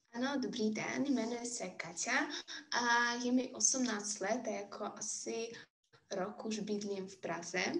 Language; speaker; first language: Czech; non-native, fluent; Russian